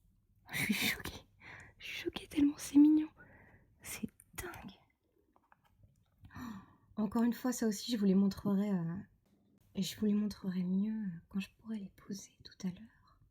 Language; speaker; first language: French; native; French